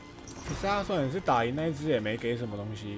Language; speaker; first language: Chinese; native; Chinese